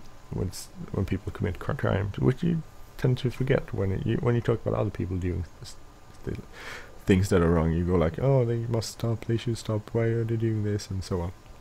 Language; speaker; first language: English; non-native, fluent; Swedish